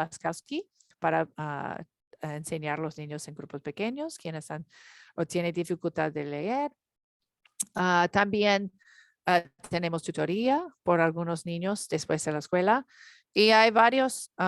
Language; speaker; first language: Spanish; non-native, learner; English